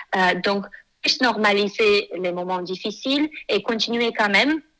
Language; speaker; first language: French; non-native, fluent; Romanian